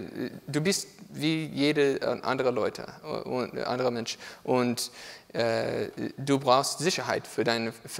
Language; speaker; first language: German; non-native, learner; English